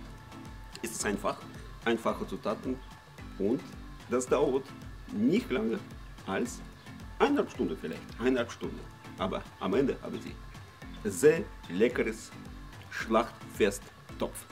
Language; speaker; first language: German; non-native, fluent; Russian